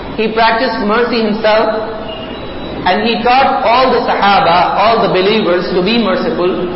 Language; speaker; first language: English; non-native, local second language; Urdu